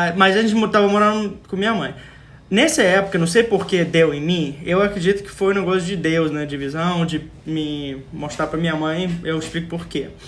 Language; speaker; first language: Portuguese; early bilingual, other home language; English